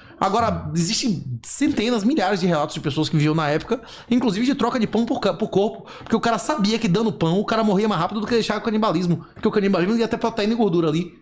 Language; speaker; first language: Portuguese; native; Portuguese